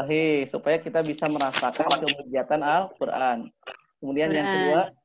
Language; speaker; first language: Indonesian; native; Indonesian